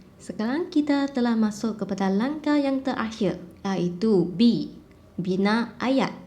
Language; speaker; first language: Malay; non-native, local second language; Chinese